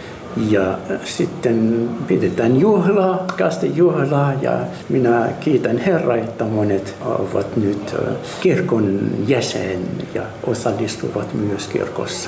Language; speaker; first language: Finnish; non-native, learner; Arabic